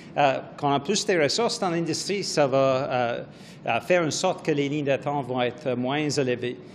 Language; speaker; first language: French; non-native, fluent; English